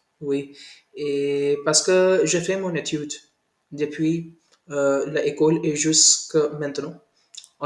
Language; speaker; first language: French; non-native, learner; Hindi